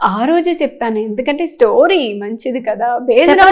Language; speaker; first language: Telugu; non-native, learner; Tamil